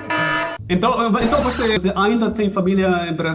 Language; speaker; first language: Portuguese; non-native, learner; German